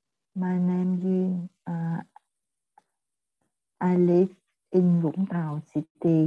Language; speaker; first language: English; non-native, learner; Vietnamese